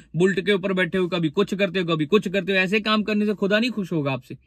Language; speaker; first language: Hindi; non-native, local second language; Punjabi